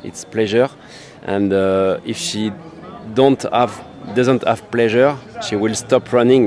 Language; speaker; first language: English; non-native, learner; French